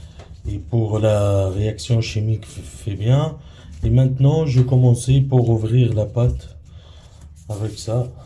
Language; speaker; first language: French; non-native, learner; Arabic